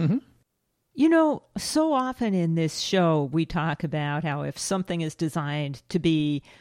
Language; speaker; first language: English; native; English